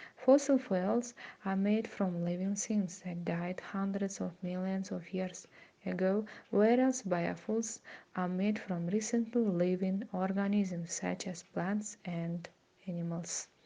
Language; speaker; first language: English; non-native, fluent; Kazakh